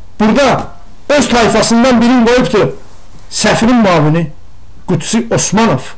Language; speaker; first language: Azerbaijani; non-native, local second language; Talysh